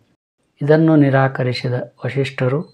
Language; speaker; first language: Kannada; native; Kannada